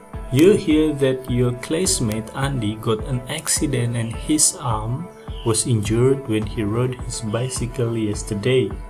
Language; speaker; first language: English; non-native, fluent; Indonesian